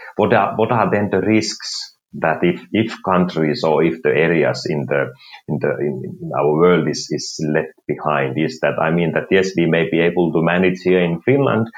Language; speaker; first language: English; non-native, fluent; Finnish